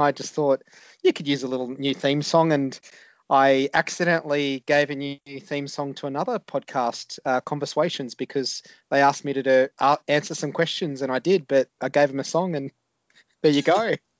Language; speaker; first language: English; native; English